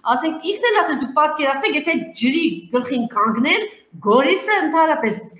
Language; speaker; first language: Armenian; native; Armenian